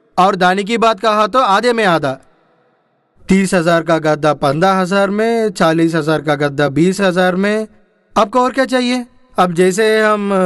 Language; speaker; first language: Hindi; non-native, local second language; Telugu